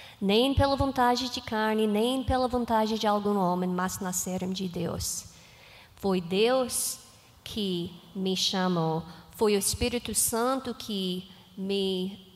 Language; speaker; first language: Portuguese; non-native, learner; English